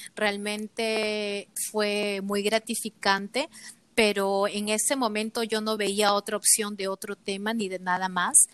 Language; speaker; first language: Spanish; native; Spanish